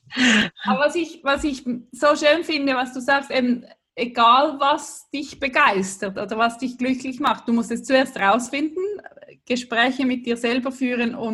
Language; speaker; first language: German; native; German